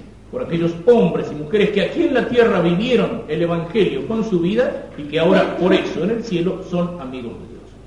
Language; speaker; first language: Spanish; native; Spanish